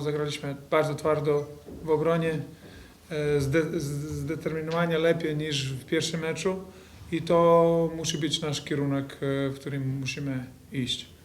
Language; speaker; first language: Polish; non-native, fluent; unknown